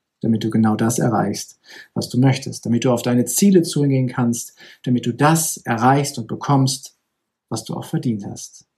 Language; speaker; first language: German; native; German